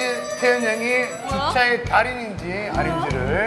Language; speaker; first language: Korean; native; Korean